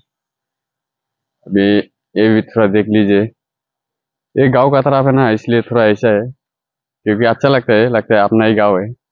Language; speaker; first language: Hindi; non-native, local second language; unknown